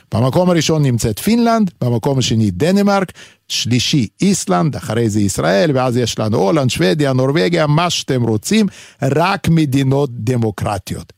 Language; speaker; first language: Hebrew; non-native, fluent; Lithuanian